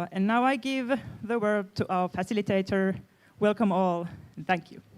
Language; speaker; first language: English; non-native, fluent; Finnish